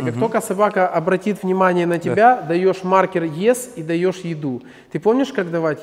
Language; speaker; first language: Russian; native; Russian